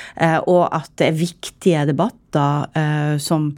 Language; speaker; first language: Norwegian; native; Norwegian